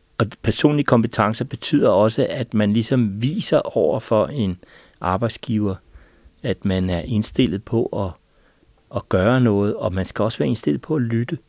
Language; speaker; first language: Danish; native; Danish